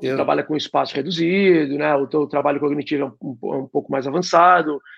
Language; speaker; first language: Portuguese; native; Portuguese